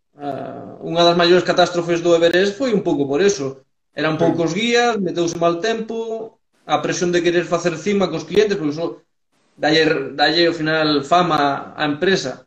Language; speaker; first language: Galician; early bilingual, heritage; Galician